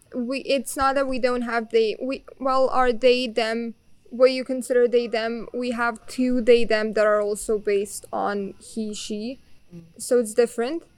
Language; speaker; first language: English; non-native, fluent; Bosnian